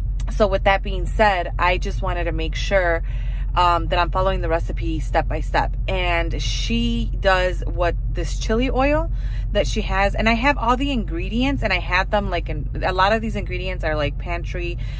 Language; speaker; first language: English; early bilingual, other home language; Spanish